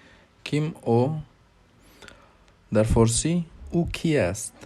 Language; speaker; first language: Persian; non-native, fluent; Hindi